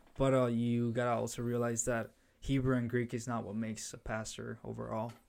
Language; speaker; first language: English; early bilingual, other home language; Spanish